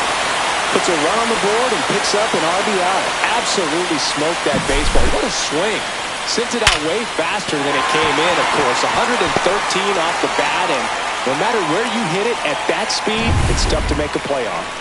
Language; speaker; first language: English; native; English